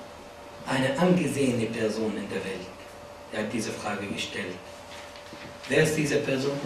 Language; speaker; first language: German; non-native, fluent; Arabic